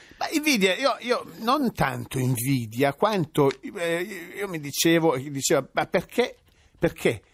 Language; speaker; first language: Italian; native; Italian